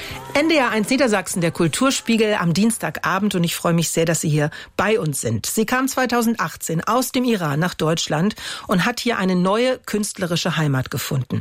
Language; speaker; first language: German; native; German